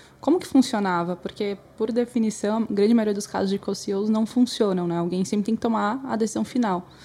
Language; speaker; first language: Portuguese; native; Portuguese